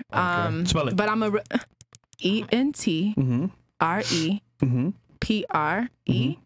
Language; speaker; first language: English; native; English